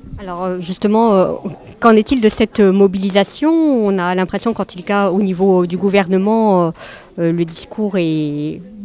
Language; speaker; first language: French; native; French